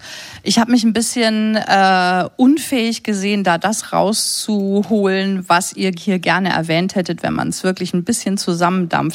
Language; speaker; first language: German; native; German